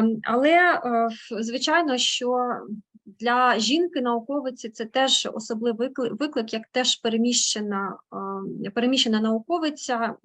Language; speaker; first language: Ukrainian; native; Ukrainian